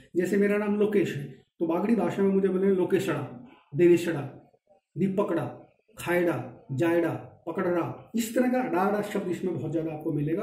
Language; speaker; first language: Hindi; native; Hindi